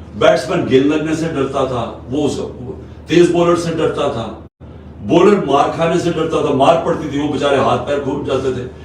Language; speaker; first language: Urdu; native; Urdu